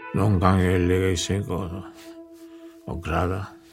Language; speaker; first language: Danish; non-native, learner; Macedonian